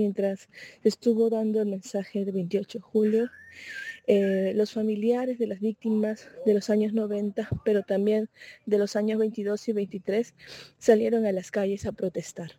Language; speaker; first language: Spanish; native; Spanish